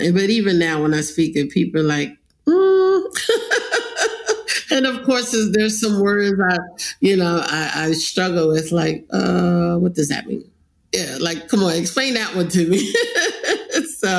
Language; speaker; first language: English; early bilingual, other home language; Krio